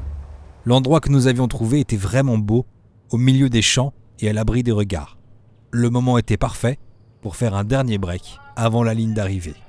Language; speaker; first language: French; native; French